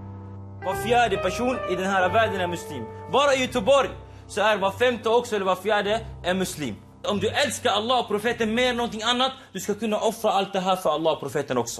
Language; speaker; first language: Swedish; non-native, local second language; Arabic